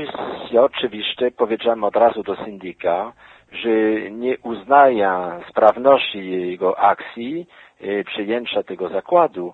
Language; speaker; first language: Polish; non-native, fluent; French